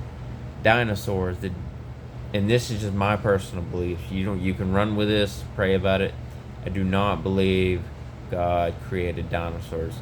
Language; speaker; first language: English; native; English